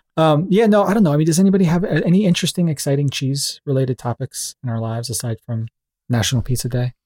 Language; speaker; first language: English; native; English